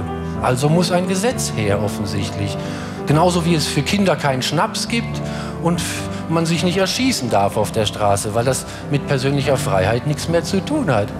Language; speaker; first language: German; native; German